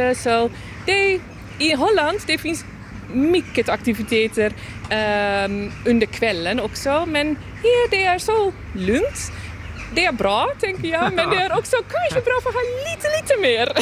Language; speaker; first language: Swedish; non-native, learner; Dutch